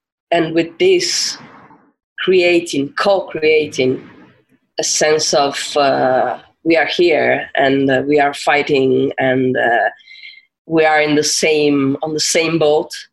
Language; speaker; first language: English; non-native, fluent; Italian